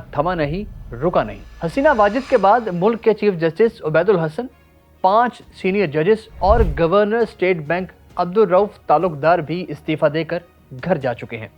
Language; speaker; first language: Urdu; native; Urdu